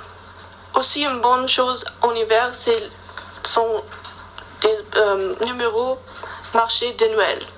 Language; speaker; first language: French; non-native, learner; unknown